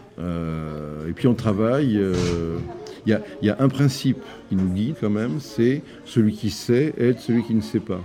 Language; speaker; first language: French; native; French